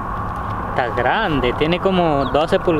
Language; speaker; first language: Spanish; early bilingual, heritage; Spanish